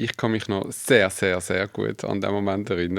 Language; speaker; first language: German; native; German